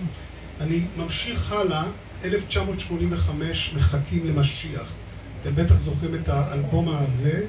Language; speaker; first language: Hebrew; native; Hebrew